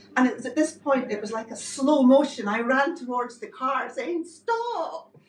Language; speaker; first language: English; native; English